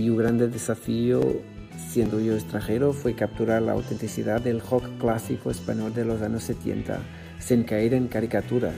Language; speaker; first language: Spanish; non-native, fluent; Portuguese